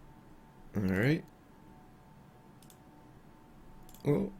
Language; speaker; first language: English; native; English